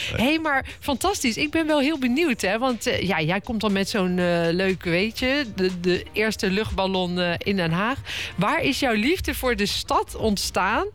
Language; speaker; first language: Dutch; native; Dutch